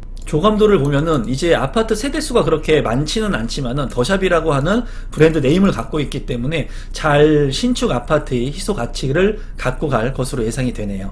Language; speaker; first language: Korean; native; Korean